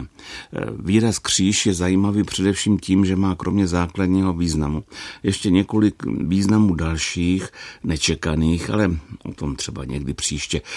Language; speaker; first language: Czech; native; Czech